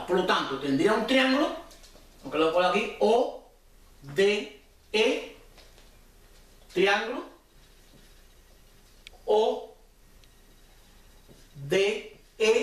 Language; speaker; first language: Spanish; native; Spanish